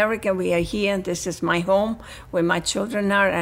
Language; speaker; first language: English; non-native, fluent; Italian